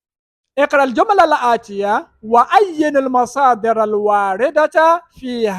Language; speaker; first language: Arabic; non-native, fluent; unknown